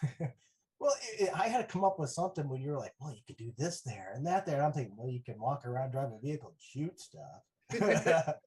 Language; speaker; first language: English; native; English